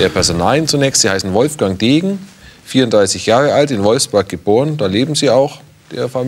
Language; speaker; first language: German; native; German